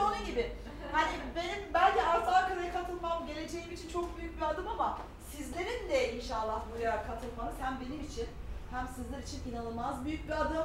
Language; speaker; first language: Turkish; native; Turkish